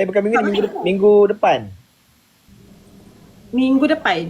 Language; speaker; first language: Malay; native; Malay